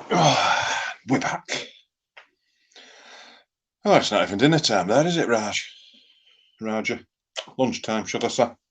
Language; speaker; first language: English; native; English